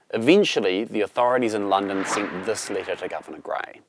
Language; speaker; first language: English; native; English